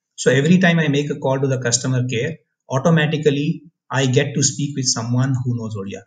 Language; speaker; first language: English; non-native, local second language; Odia